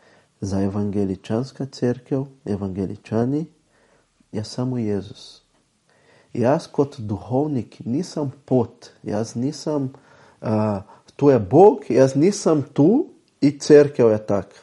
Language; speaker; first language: Slovenian; non-native, fluent; Portuguese